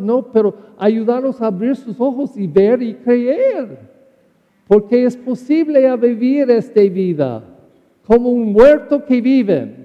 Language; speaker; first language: Spanish; non-native, learner; English